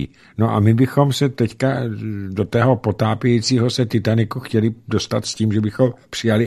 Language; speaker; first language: Czech; native; Czech